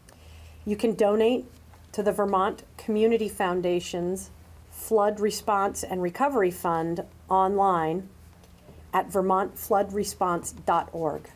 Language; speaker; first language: English; native; English